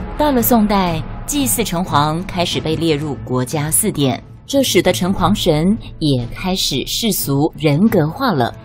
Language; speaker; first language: Chinese; native; Chinese